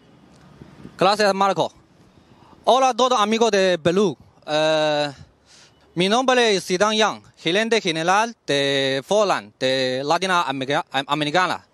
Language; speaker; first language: Spanish; non-native, learner; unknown